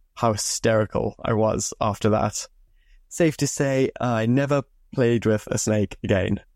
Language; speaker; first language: English; native; English